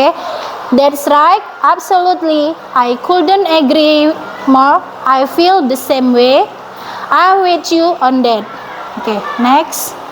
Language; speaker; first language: English; non-native, learner; Indonesian